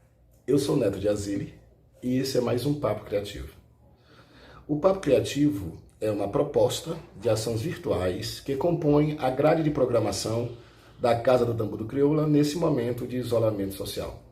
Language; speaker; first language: Portuguese; native; Portuguese